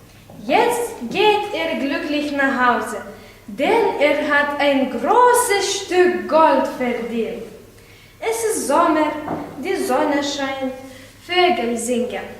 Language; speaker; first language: German; non-native, learner; Lithuanian